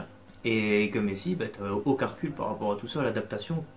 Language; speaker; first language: French; native; French